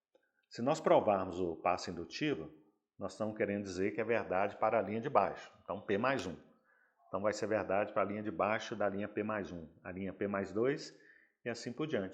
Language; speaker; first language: Portuguese; native; Portuguese